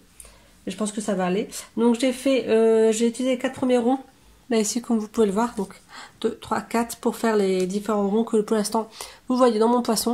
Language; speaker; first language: French; native; French